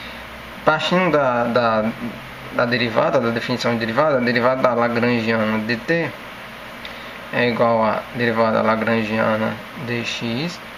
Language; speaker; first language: Portuguese; native; Portuguese